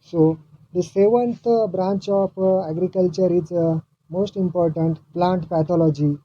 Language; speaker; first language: English; non-native, local second language; Marathi